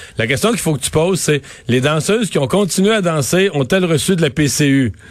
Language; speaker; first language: French; native; French